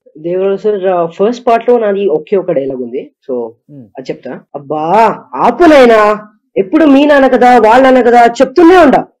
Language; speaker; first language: Telugu; non-native, learner; Kannada